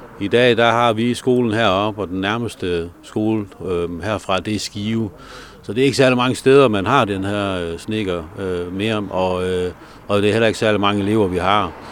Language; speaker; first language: Danish; native; Danish